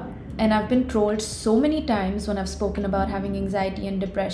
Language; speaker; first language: English; non-native, local second language; Hindi